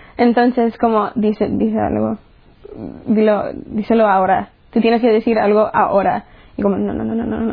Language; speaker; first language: Spanish; early bilingual, heritage; English